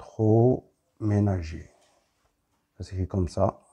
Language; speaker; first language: French; non-native, local second language; Arabic